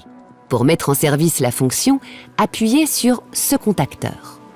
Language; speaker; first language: French; native; French